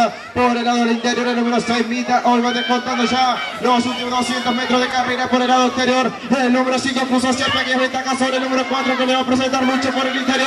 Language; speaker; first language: Spanish; native; Spanish